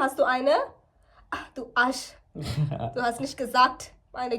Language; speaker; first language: German; non-native, learner; Malayalam